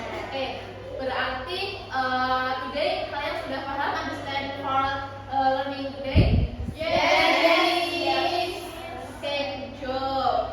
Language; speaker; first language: English; non-native, learner; Indonesian